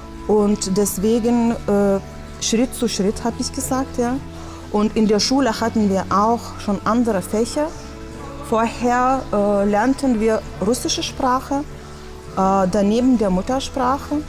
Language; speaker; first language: German; non-native, fluent; Lithuanian